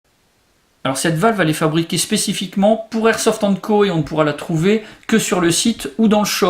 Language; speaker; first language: French; native; French